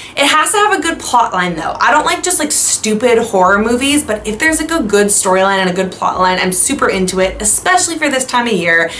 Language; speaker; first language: English; native; English